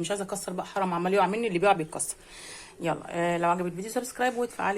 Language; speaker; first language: Arabic; native; Arabic